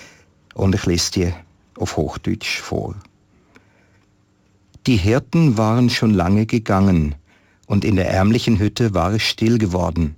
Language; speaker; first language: German; native; German